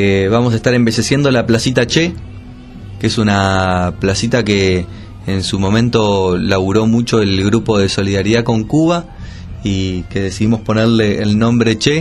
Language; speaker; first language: Spanish; native; Spanish